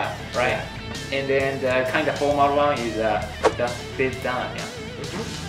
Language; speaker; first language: English; non-native, learner; Japanese